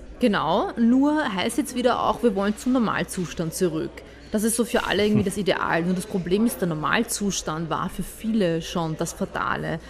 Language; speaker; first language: German; early bilingual, other home language; Bosnian